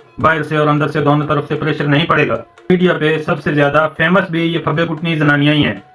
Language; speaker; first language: Urdu; non-native, local second language; Northern Hindko